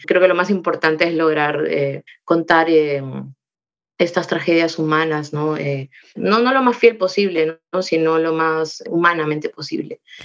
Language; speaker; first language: Spanish; native; Spanish